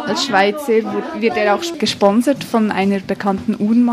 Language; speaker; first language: German; native; German